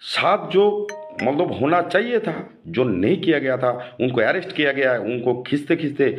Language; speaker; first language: Hindi; non-native, local second language; Bangla